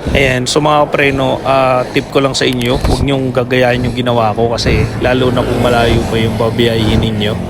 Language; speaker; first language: Filipino; native; Filipino